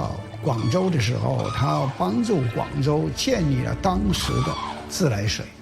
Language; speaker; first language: Chinese; native; Chinese